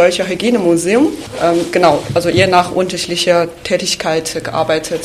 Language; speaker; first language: German; non-native, fluent; Chinese